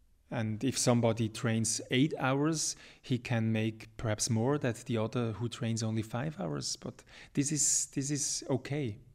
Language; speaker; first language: English; non-native, fluent; German